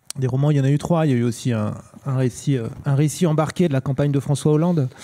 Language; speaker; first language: French; native; French